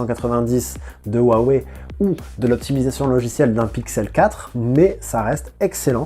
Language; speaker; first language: French; native; French